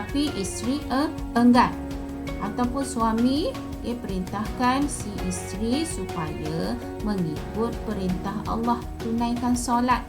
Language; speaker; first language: Malay; native; Malay